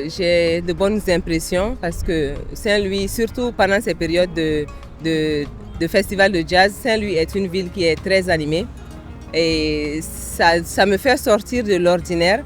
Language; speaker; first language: French; non-native, local second language; Bambara